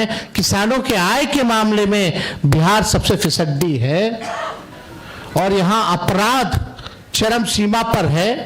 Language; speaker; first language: Hindi; native; Hindi